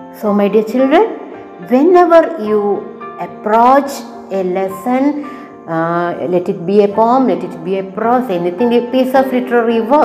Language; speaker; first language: English; non-native, local second language; Malayalam